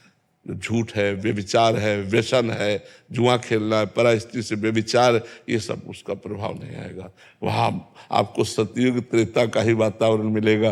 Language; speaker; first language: Hindi; native; Hindi